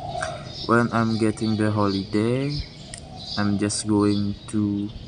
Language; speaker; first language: English; non-native, learner; Indonesian